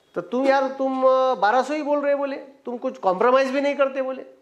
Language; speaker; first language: Hindi; non-native, local second language; Marathi